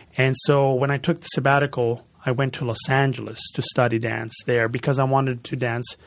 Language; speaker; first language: English; early bilingual, other home language; Spanish